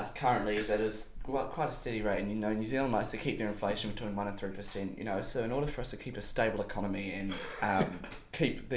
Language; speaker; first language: English; native; English